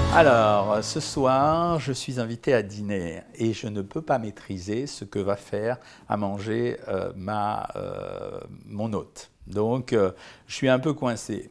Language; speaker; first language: French; native; French